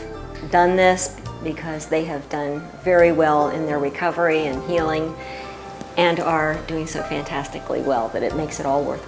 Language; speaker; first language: English; native; English